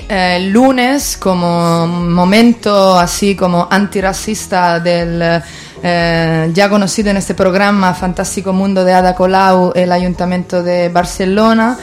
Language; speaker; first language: Spanish; native; Spanish